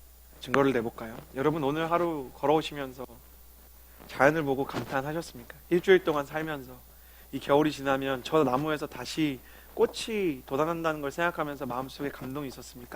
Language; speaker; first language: Korean; native; Korean